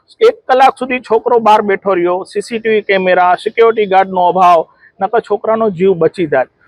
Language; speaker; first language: Gujarati; non-native, local second language; Sindhi